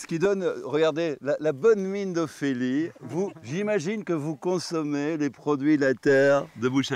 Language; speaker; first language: French; native; French